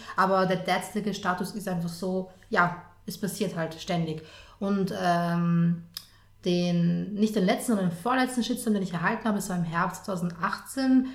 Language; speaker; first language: German; early bilingual, other home language; Serbian